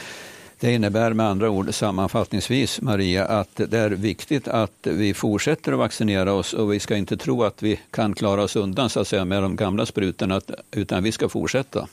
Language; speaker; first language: Swedish; native; Swedish